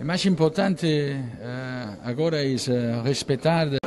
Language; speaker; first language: Portuguese; non-native, learner; Catalan